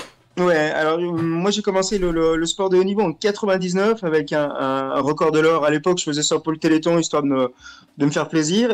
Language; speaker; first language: French; native; French